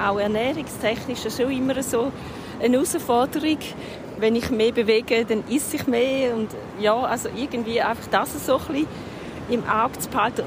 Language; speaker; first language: German; native; German